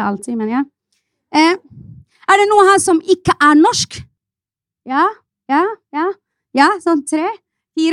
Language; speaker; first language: Norwegian; non-native, fluent; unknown